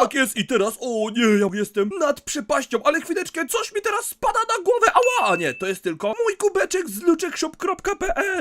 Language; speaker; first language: Polish; native; Polish